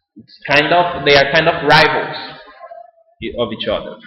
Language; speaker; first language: English; non-native, fluent; Portuguese